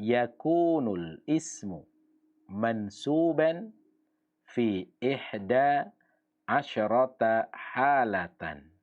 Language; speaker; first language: Arabic; non-native, fluent; Indonesian